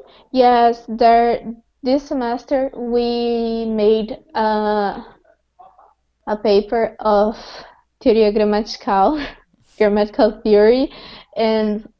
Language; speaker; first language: English; non-native, fluent; Portuguese